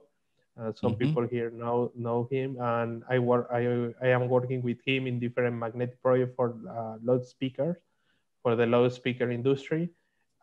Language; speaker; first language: English; non-native, learner; Spanish